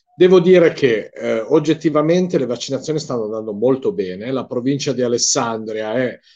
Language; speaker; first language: Italian; native; Italian